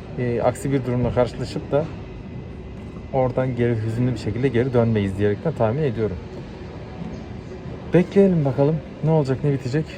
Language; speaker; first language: Turkish; native; Turkish